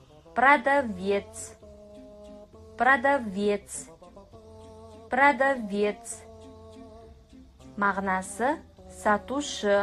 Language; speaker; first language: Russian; non-native, fluent; Kazakh